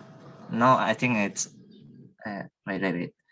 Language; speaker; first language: English; non-native, learner; Indonesian